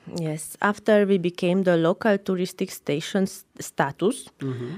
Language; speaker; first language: English; non-native, learner; Romanian